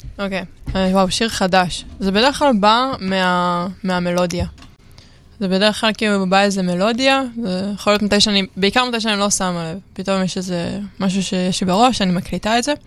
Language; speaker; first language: Hebrew; native; Hebrew